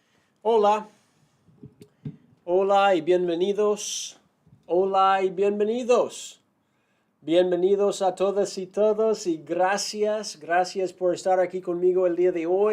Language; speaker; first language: Spanish; non-native, fluent; English